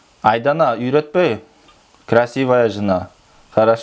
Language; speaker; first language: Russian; non-native, local second language; Kyrgyz